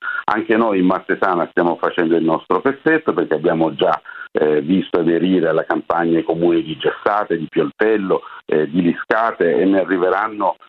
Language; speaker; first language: Italian; native; Italian